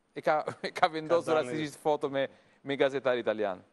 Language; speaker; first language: Albanian; non-native, learner; Italian